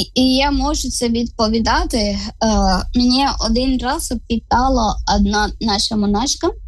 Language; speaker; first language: Ukrainian; non-native, fluent; Malayalam